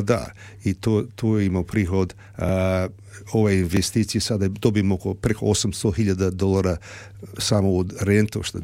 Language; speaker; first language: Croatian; early bilingual, heritage; Serbian